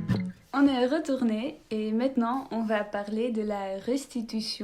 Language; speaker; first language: French; non-native, learner; Dutch